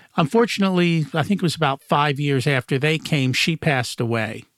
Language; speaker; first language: English; native; English